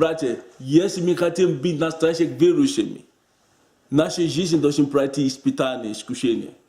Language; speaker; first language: Russian; non-native, learner; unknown